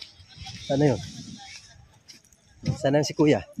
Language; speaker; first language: Filipino; native; Filipino